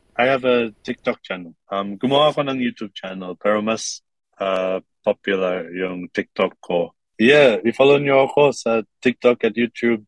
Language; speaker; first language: Filipino; non-native, fluent; English